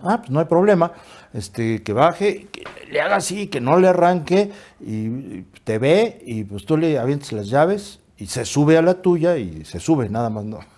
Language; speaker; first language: Spanish; native; Spanish